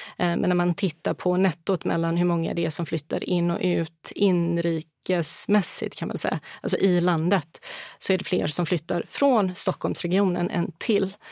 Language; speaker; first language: Swedish; early bilingual, other home language; Bosnian